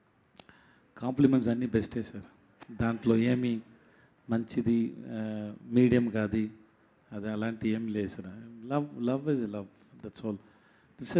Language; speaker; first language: Telugu; non-native, learner; Tamil